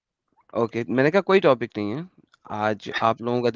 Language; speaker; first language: Hindi; native; Hindi